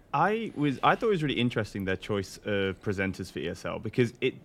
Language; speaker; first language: English; native; English